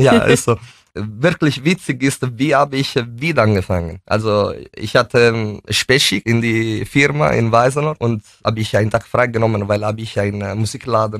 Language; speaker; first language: German; non-native, fluent; Italian